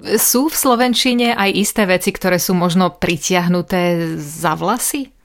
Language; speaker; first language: Slovak; native; Slovak